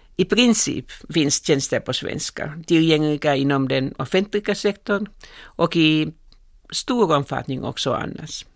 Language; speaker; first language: Swedish; non-native, local second language; Finnish